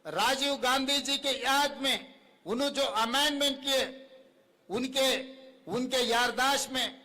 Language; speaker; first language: Hindi; non-native, local second language; Telugu